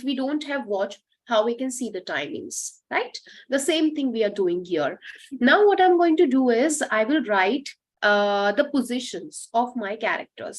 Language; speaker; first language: English; non-native, local second language; Hindi